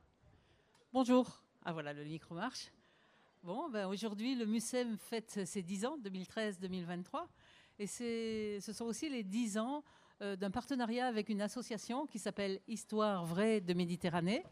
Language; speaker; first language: French; native; French